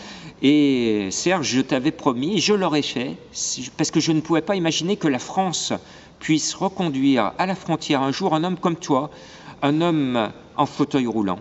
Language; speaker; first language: French; native; French